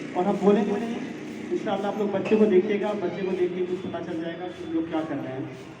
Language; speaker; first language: Hindi; native; Hindi